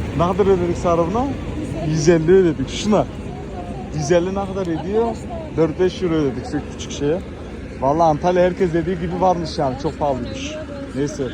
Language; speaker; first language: Turkish; early bilingual, heritage; Turkish